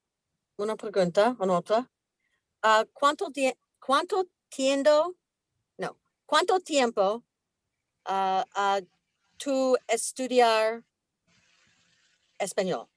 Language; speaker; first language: Spanish; non-native, learner; English